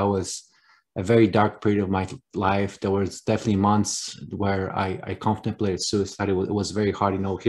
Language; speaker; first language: English; non-native, fluent; Polish